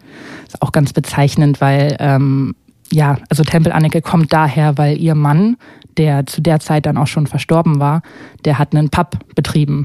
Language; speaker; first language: German; native; German